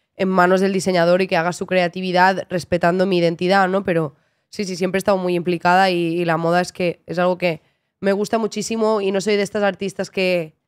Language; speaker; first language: Spanish; native; Spanish